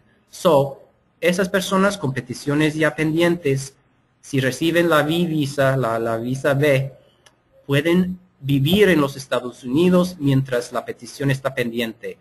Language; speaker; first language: Spanish; non-native, fluent; English